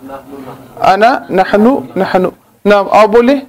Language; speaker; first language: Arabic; non-native, fluent; Urdu